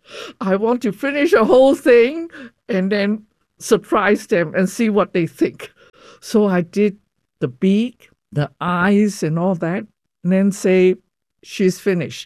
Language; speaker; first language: English; non-native, fluent; Cantonese